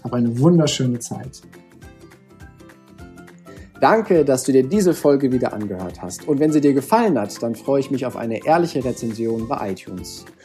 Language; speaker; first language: German; native; German